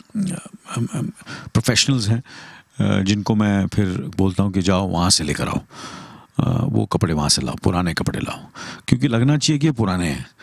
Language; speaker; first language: Hindi; native; Hindi